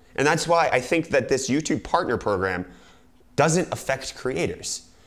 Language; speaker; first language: English; native; English